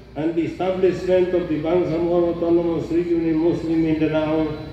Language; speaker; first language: English; non-native, local second language; Maguindanaon